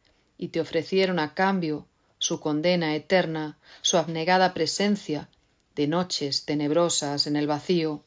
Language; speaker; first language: Spanish; native; Spanish